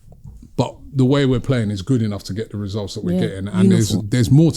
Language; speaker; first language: English; native; English